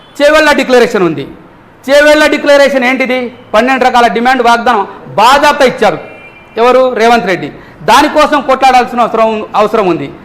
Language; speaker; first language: Telugu; non-native, local second language; Lambadi